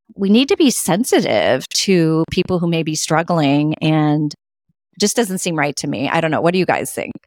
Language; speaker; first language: English; native; English